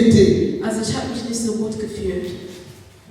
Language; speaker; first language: German; non-native, fluent; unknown